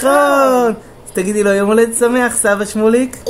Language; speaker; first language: Hebrew; native; Hebrew